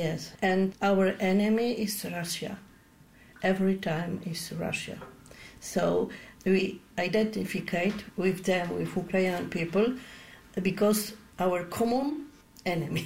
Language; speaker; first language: English; non-native, learner; Polish